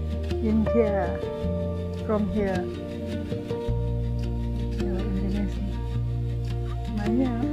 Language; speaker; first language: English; non-native, local second language; Malay